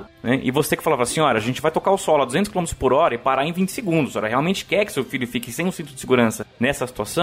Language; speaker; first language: Portuguese; native; Portuguese